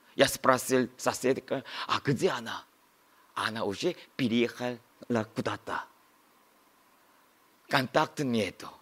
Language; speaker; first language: Russian; non-native, learner; Korean